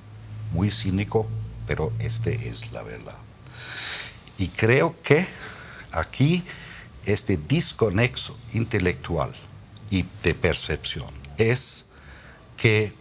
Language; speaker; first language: Spanish; non-native, fluent; German